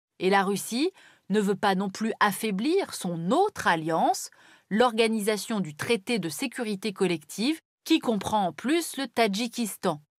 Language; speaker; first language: French; native; French